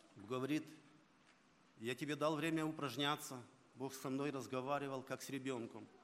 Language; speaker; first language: Russian; non-native, local second language; Ukrainian